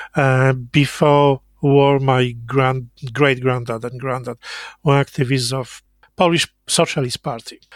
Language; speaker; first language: English; non-native, fluent; Polish